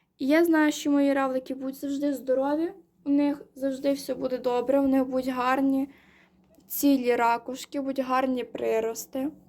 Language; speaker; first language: Ukrainian; non-native, local second language; Russian